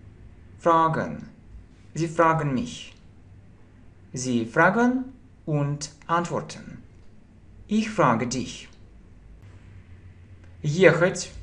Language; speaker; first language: German; non-native, fluent; Russian